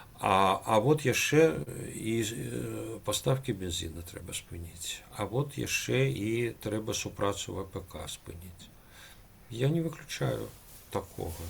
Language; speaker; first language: Belarusian; non-native, local second language; Russian